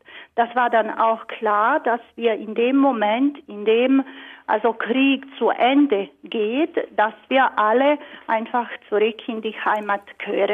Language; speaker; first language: German; non-native, fluent; Croatian